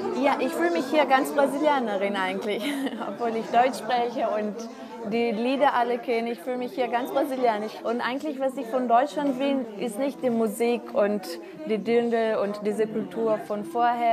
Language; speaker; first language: German; early bilingual, heritage; Portuguese